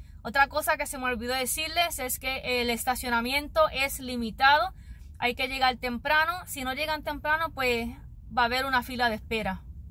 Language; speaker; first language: Spanish; native; Spanish